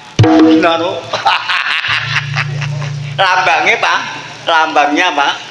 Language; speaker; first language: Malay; non-native, local second language; Javanese